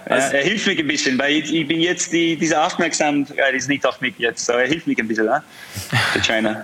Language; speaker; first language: German; non-native, fluent; English